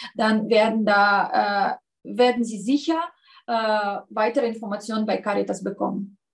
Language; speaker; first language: German; non-native, fluent; Russian